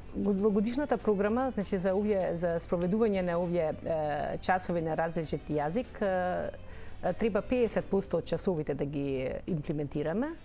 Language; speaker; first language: Macedonian; non-native, local second language; Albanian